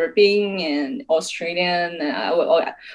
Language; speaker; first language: English; non-native, fluent; Chinese